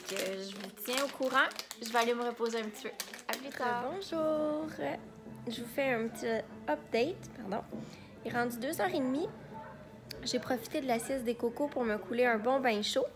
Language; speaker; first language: French; native; French